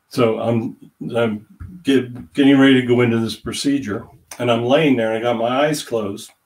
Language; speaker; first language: English; native; English